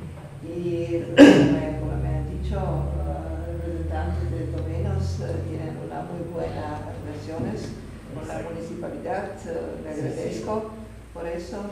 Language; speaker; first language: Spanish; non-native, learner; Slovenian